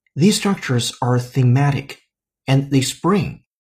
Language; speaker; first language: English; non-native, fluent; Chinese